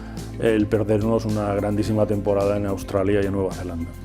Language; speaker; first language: Spanish; native; Spanish